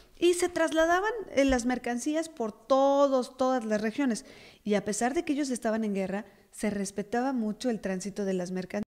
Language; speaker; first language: Spanish; native; Spanish